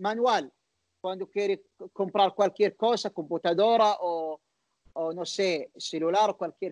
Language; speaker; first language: Spanish; non-native, learner; Arabic